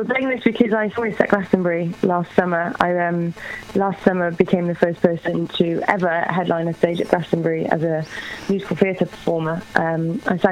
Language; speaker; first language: English; native; English